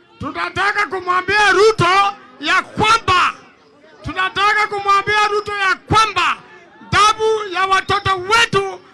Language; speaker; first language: Swahili; non-native, local second language; Gusii